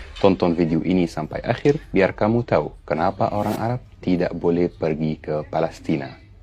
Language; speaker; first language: Malay; non-native, fluent; Arabic